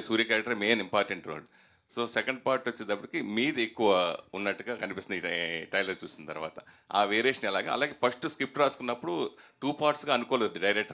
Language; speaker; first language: Telugu; native; Telugu